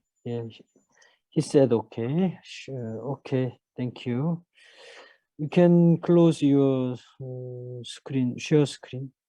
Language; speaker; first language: English; non-native, learner; Korean